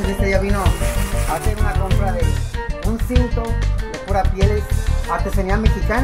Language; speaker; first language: Spanish; native; Spanish